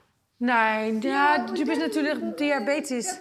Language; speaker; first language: German; non-native, fluent; Spanish